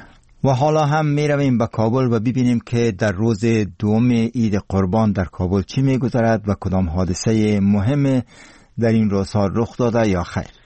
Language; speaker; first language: Persian; native; Persian